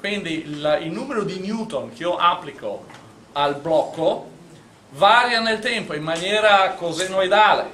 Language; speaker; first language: Italian; native; Italian